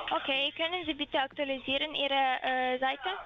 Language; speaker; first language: German; non-native, learner; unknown